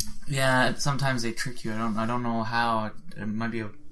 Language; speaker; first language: English; early bilingual, other home language; French